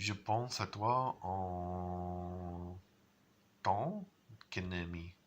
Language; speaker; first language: French; non-native, learner; English